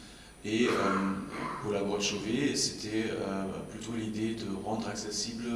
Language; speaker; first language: French; non-native, fluent; German